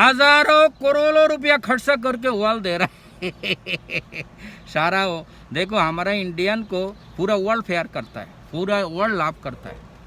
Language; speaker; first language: Hindi; non-native, local second language; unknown